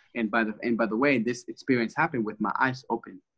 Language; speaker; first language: English; early bilingual, other home language; Spanish